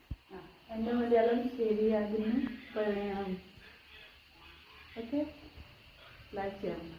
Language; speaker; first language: Malayalam; non-native, learner; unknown